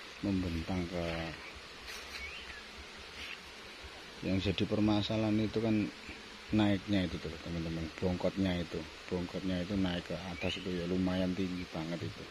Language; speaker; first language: Indonesian; non-native, local second language; Javanese